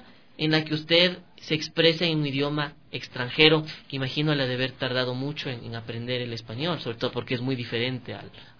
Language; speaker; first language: Spanish; native; Spanish